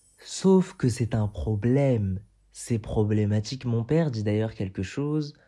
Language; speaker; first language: French; non-native, local second language; Arabic